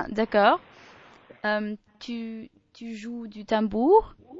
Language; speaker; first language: French; non-native, fluent; English